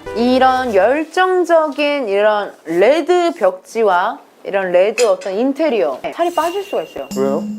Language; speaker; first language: Korean; native; Korean